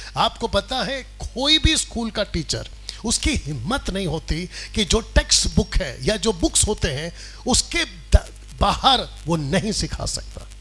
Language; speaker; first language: Hindi; non-native, local second language; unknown